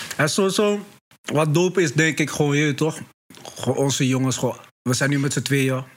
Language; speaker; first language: Dutch; early bilingual, other home language; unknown